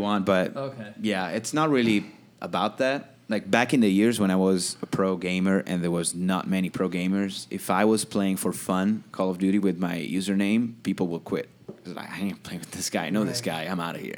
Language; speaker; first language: English; non-native, fluent; Italian